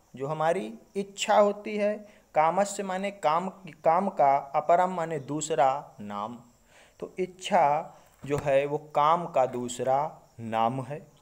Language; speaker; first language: Hindi; native; Hindi